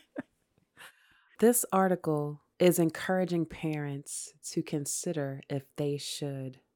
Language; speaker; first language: English; native; English